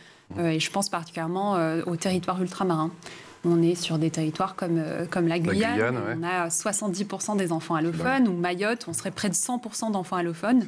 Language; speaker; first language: French; native; French